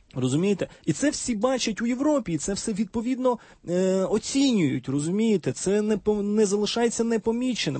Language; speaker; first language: Ukrainian; native; Ukrainian